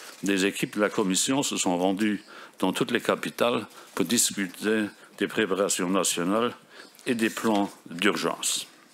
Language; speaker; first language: French; non-native, local second language; Luxembourgish